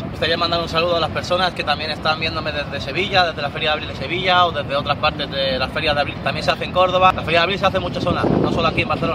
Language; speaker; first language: Spanish; native; Spanish